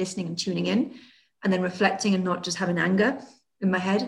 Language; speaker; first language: English; native; English